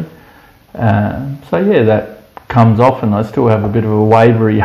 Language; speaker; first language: English; native; English